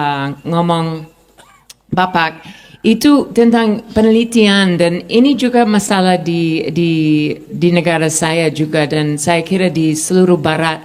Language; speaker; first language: Indonesian; non-native, fluent; English